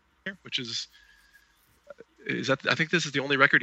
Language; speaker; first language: English; native; English